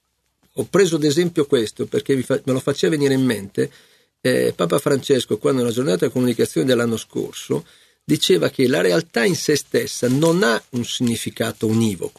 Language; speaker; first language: Italian; native; Italian